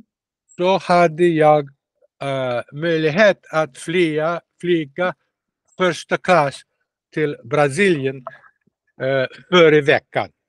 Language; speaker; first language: Swedish; non-native, learner; Russian